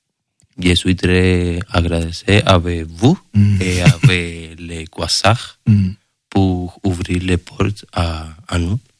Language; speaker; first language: French; non-native, learner; Spanish